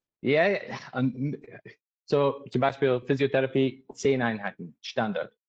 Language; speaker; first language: German; non-native, learner; English